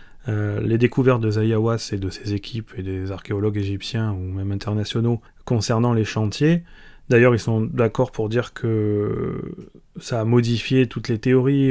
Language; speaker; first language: French; native; French